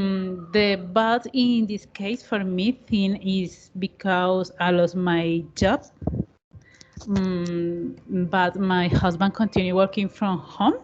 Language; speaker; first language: English; non-native, learner; Spanish